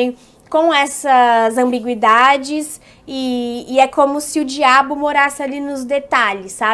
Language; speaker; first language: Portuguese; native; Portuguese